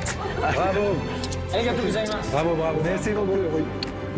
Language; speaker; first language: French; non-native, learner; Japanese